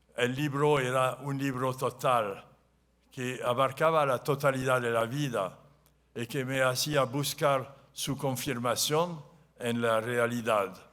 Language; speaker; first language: Spanish; non-native, learner; French